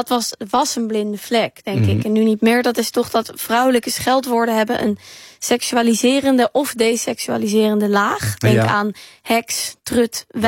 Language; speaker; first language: Dutch; native; Dutch